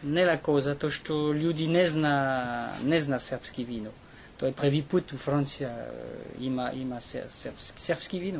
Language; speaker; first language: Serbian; non-native, learner; French